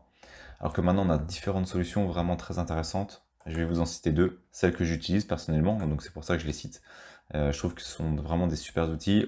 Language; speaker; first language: French; native; French